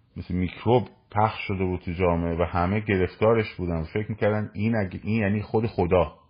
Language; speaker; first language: Persian; native; Persian